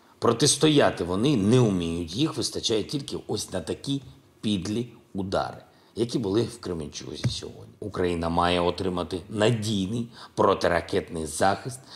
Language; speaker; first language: Ukrainian; non-native, local second language; Russian